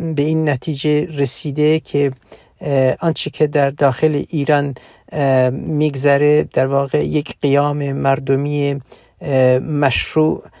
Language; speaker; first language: Persian; non-native, local second language; Central Kurdish